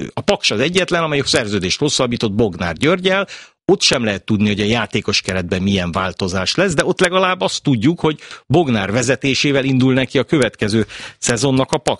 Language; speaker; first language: Hungarian; native; Hungarian